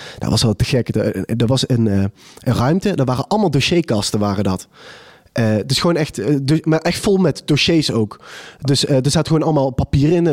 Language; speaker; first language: Dutch; native; Dutch